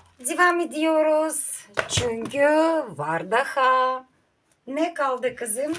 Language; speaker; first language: Turkish; non-native, learner; Russian